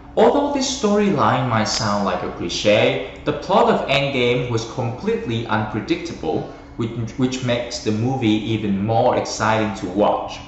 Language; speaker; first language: English; non-native, fluent; Vietnamese